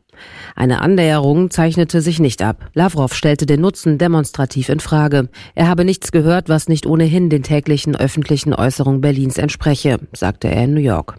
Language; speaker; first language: German; native; German